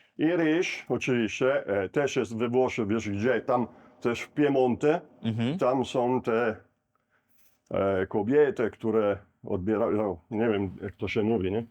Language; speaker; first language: Polish; non-native, learner; Italian